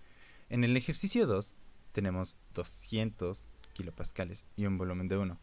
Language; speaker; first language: Spanish; native; Spanish